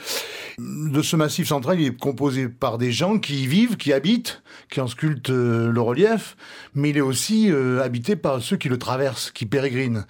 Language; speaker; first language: French; native; French